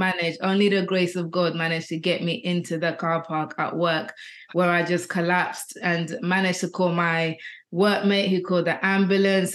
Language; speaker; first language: English; native; English